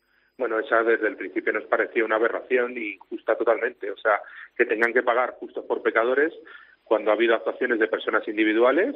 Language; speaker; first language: Spanish; native; Spanish